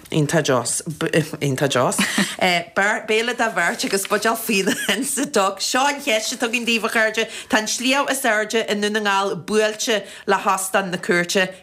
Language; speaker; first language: Irish; native; Irish